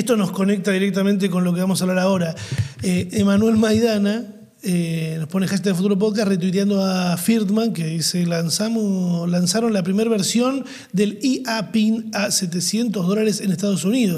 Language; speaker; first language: Spanish; native; Spanish